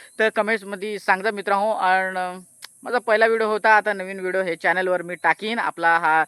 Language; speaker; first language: Marathi; native; Marathi